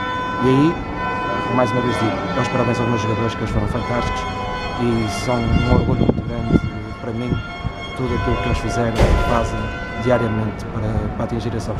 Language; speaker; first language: Portuguese; native; Portuguese